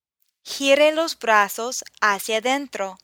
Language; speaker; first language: Spanish; non-native, fluent; English